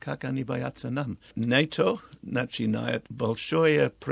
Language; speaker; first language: Russian; non-native, learner; English